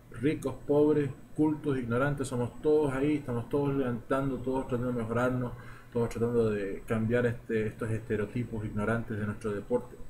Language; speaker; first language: Spanish; early bilingual, heritage; Spanish